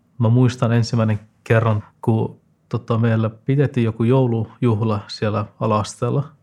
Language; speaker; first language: Finnish; non-native, fluent; Persian